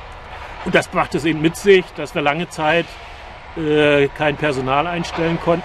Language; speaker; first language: German; native; German